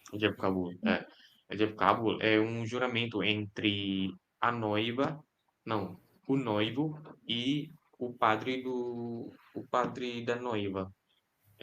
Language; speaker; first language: Portuguese; non-native, fluent; Indonesian